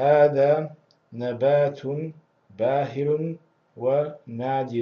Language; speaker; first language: Arabic; non-native, fluent; Russian